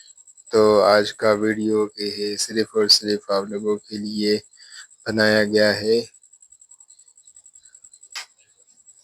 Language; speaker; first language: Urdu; non-native, local second language; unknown